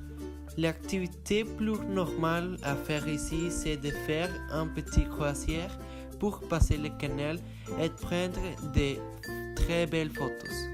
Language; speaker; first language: French; non-native, learner; Spanish